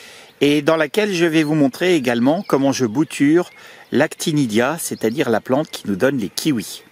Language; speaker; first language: French; native; French